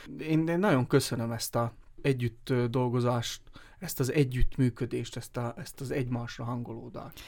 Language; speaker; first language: Hungarian; native; Hungarian